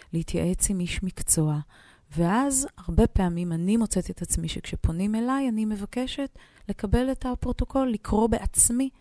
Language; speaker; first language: Hebrew; native; Hebrew